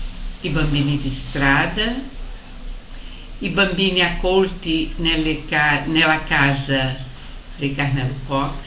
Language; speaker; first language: Italian; non-native, fluent; Portuguese